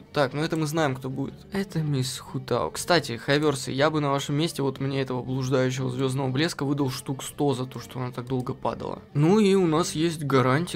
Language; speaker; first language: Russian; native; Russian